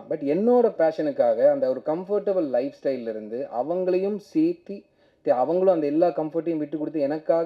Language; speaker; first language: Tamil; native; Tamil